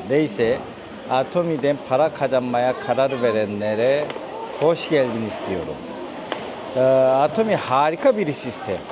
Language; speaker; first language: Turkish; non-native, fluent; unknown